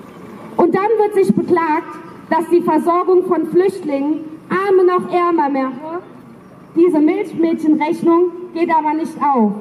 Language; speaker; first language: German; native; German